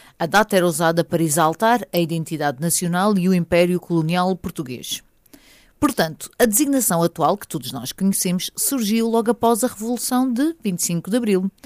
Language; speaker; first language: Portuguese; native; Portuguese